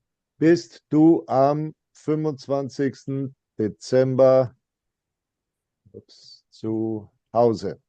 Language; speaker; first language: German; non-native, fluent; English